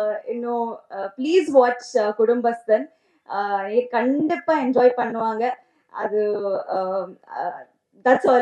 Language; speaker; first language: Tamil; non-native, learner; Telugu